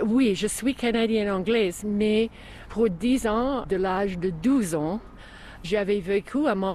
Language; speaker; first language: French; non-native, fluent; English